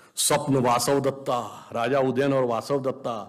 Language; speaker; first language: Hindi; native; Hindi